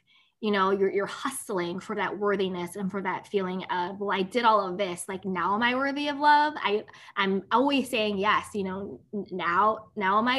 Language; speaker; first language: English; native; English